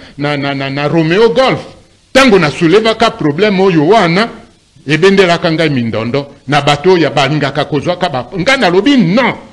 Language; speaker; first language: Lingala; native; Lingala